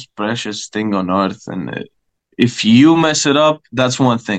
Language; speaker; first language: English; non-native, fluent; Romanian